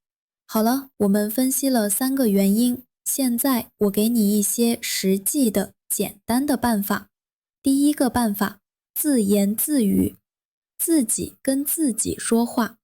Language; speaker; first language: Chinese; non-native, fluent; Vietnamese